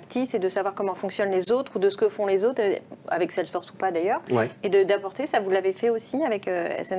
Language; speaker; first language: French; native; French